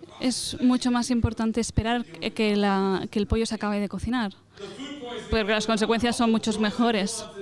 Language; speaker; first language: Spanish; non-native, fluent; English